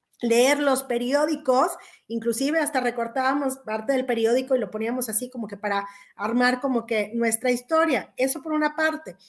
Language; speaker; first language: Spanish; native; Spanish